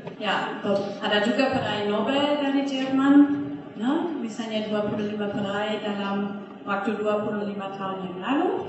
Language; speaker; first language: Indonesian; non-native, fluent; German